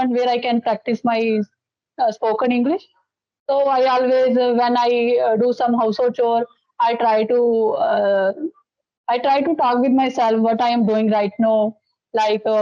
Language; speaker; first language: English; non-native, local second language; Dogri